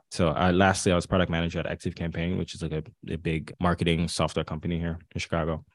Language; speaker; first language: English; early bilingual, other home language; Haitian Creole